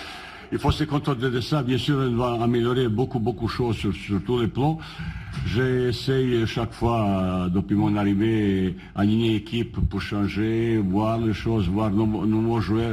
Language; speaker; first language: French; non-native, fluent; Bosnian